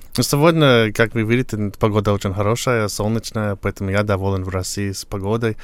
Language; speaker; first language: Russian; non-native, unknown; English